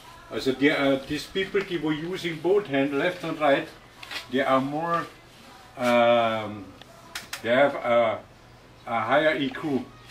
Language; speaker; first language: English; non-native, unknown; German